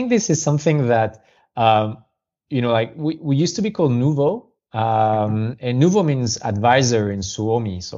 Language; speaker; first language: English; non-native, fluent; French